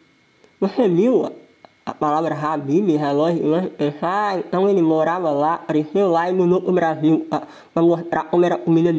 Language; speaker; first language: Portuguese; non-native, local second language; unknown